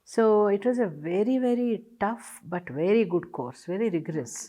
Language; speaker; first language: English; non-native, local second language; Tamil